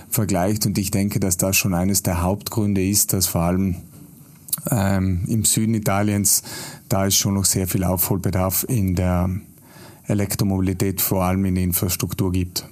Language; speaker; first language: German; native; German